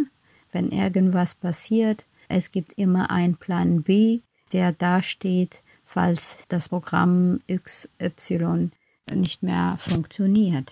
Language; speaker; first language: German; non-native, fluent; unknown